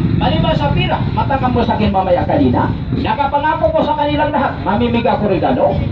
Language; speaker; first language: Filipino; non-native, local second language; Cebuano